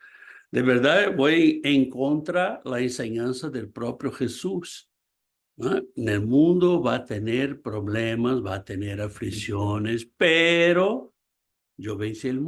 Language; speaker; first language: Spanish; non-native, fluent; Portuguese